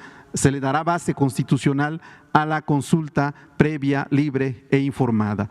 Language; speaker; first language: Spanish; non-native, local second language; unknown